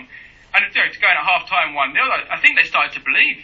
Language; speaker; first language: English; native; English